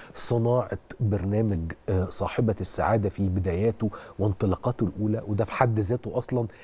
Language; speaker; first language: Arabic; native; Arabic